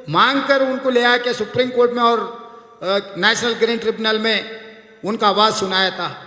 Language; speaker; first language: Hindi; non-native, local second language; Telugu